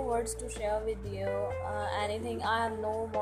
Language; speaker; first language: English; non-native, local second language; Hindi